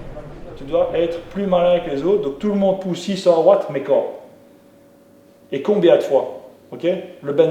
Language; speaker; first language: French; native; French